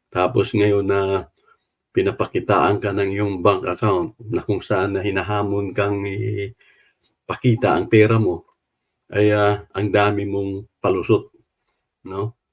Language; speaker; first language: Filipino; non-native, local second language; Cebuano